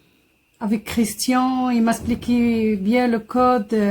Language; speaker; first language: French; non-native, learner; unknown